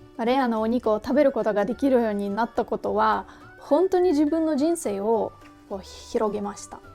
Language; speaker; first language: Japanese; non-native, fluent; Russian